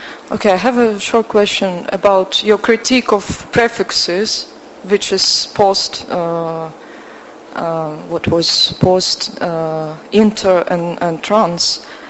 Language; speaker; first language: English; non-native, fluent; Russian